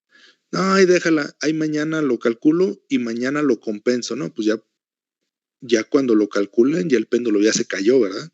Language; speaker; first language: Spanish; native; Spanish